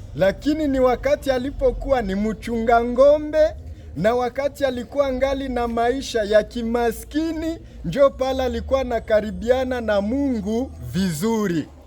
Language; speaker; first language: Swahili; native; Swahili